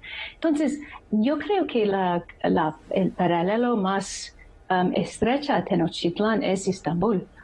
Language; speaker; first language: Spanish; non-native, fluent; English